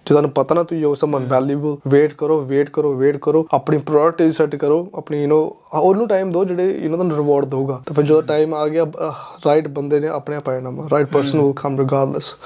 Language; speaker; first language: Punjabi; early bilingual, heritage; English